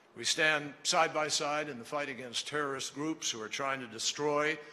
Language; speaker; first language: English; native; English